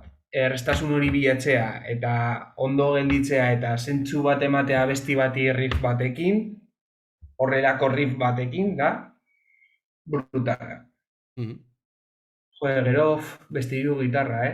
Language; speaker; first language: Basque; non-native, local second language; Spanish